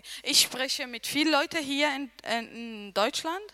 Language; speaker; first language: German; non-native, learner; Arabic